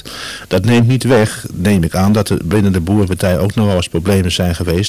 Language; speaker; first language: Dutch; native; Dutch